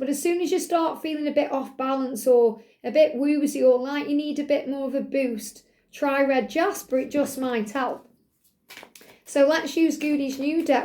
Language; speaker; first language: English; native; English